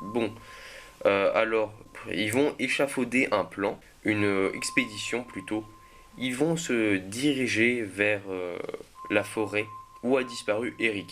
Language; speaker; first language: French; native; French